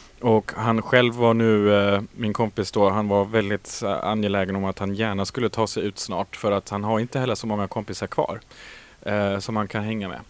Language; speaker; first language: Swedish; native; Swedish